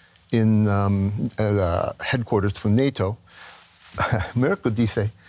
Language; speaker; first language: Spanish; non-native, learner; English